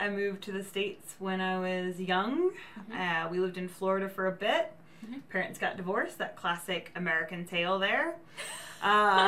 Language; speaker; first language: English; native; English